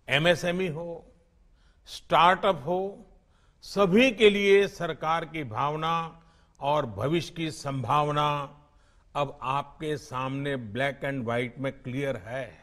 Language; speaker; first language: Hindi; non-native, local second language; Gujarati